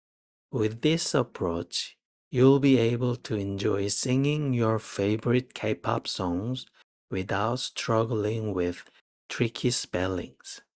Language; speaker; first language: English; non-native, fluent; Korean